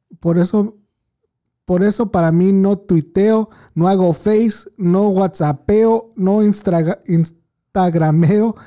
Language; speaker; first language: Spanish; early bilingual, heritage; Spanish